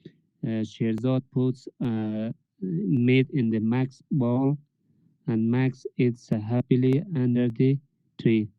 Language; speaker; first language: English; non-native, learner; Persian